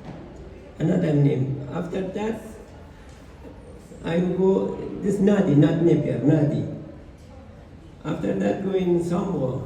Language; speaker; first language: English; non-native, learner; Persian